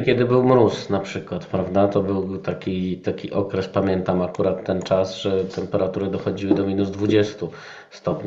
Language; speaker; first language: Polish; native; Polish